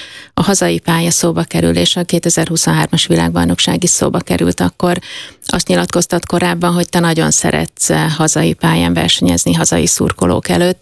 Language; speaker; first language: Hungarian; native; Hungarian